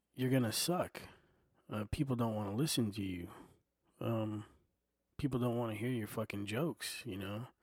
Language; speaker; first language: English; native; English